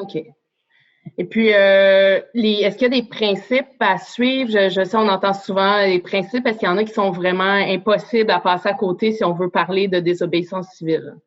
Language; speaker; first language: French; native; French